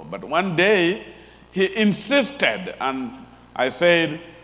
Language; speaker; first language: English; non-native, local second language; Luo (Kenya and Tanzania)